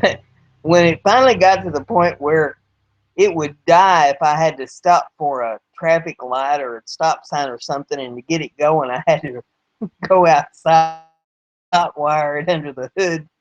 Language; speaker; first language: English; native; English